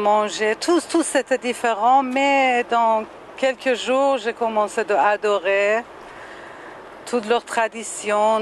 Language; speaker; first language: French; non-native, learner; Persian